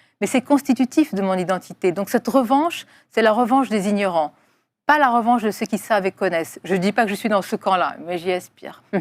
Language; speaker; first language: French; non-native, local second language; Arabic